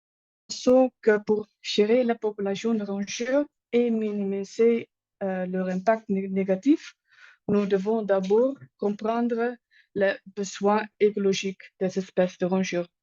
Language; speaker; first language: French; non-native, learner; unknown